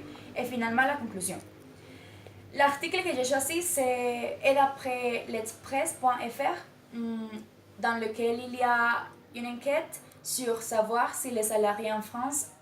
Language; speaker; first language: French; non-native, learner; Spanish